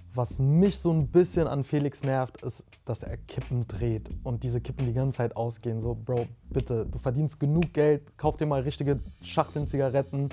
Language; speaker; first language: German; native; German